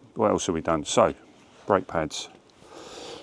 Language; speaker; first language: English; native; English